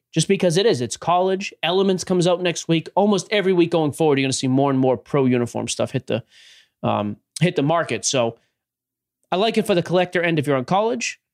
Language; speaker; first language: English; native; English